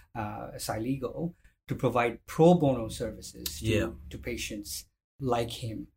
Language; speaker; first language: English; non-native, fluent; Arabic